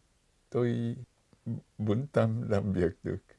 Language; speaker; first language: Vietnamese; non-native, fluent; Japanese